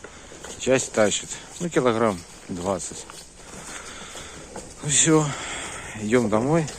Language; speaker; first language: Russian; native; Russian